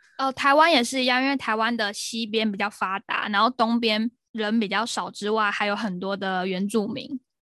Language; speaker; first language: Chinese; native; Chinese